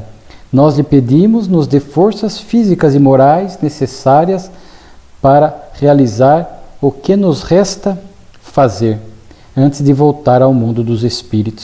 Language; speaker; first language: Portuguese; native; Portuguese